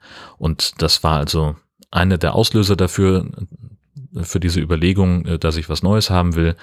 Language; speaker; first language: German; native; German